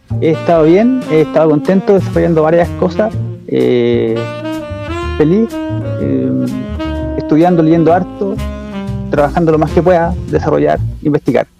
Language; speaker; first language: Spanish; native; Spanish